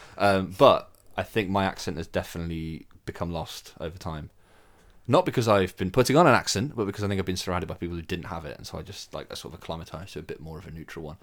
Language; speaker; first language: English; native; English